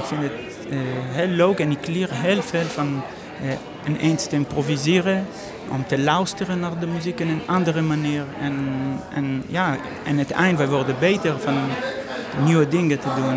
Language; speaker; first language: Dutch; non-native, learner; Hebrew